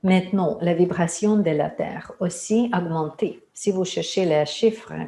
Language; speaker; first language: French; non-native, fluent; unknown